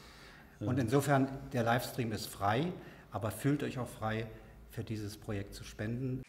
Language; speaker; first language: German; native; German